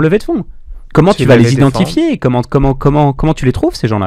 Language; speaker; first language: French; native; French